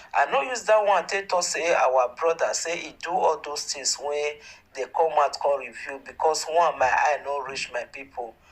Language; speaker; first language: Nigerian Pidgin; native; Nigerian Pidgin